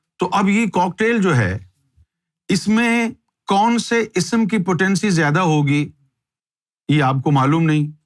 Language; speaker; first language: Urdu; native; Urdu